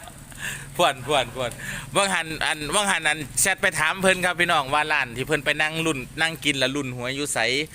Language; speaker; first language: Thai; native; Thai